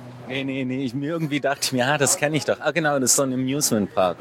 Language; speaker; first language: German; native; German